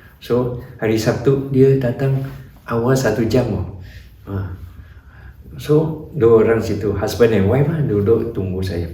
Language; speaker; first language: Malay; non-native, local second language; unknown